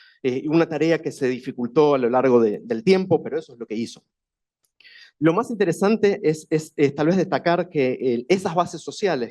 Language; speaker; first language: Spanish; native; Spanish